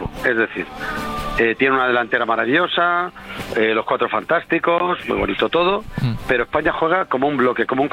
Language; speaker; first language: Spanish; native; Spanish